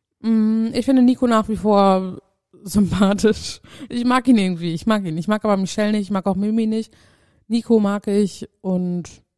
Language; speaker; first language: German; native; German